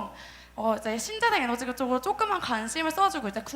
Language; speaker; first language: Korean; native; Korean